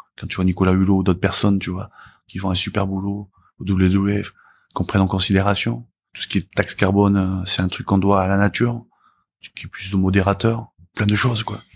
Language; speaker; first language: French; early bilingual, other home language; Korean